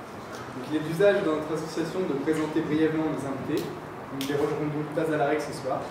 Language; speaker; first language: French; native; French